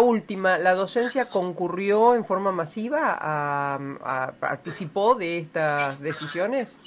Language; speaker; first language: Spanish; native; Spanish